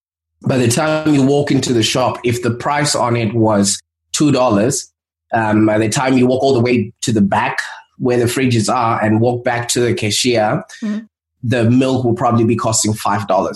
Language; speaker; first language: English; non-native, local second language; Shona